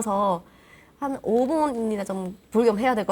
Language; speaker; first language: Korean; non-native, fluent; Burmese